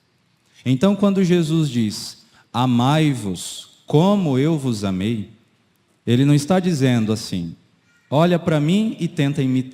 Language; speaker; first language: Portuguese; native; Portuguese